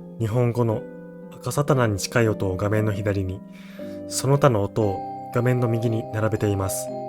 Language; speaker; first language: Japanese; native; Japanese